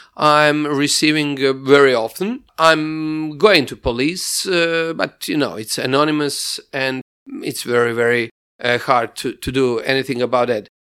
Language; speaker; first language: English; non-native, fluent; Croatian